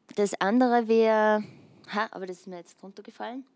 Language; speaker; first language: German; native; German